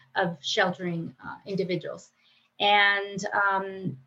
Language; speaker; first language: English; non-native, fluent; Spanish